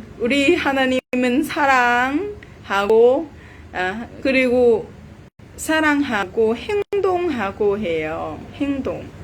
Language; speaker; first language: Korean; non-native, learner; Vietnamese